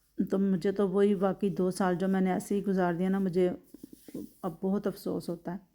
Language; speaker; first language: Urdu; native; Urdu